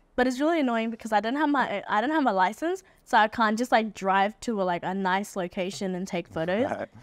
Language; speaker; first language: English; native; English